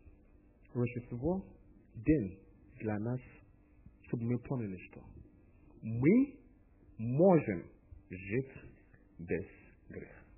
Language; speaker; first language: Russian; non-native, learner; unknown